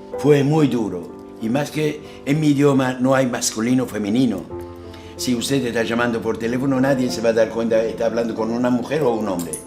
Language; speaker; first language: Spanish; non-native, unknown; Azerbaijani